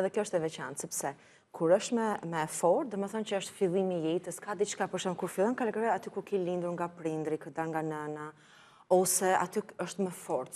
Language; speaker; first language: Albanian; native; Albanian